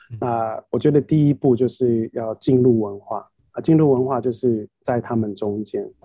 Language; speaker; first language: Chinese; native; Chinese